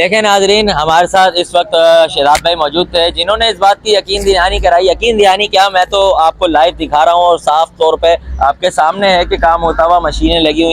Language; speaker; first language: Urdu; native; Urdu